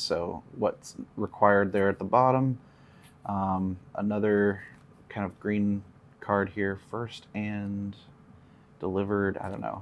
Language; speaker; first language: English; native; English